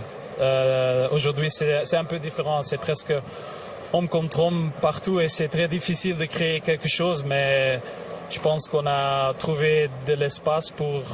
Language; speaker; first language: French; non-native, local second language; Dutch